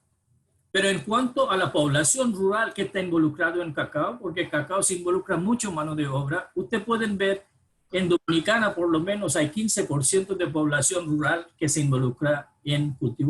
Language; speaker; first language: Spanish; non-native, fluent; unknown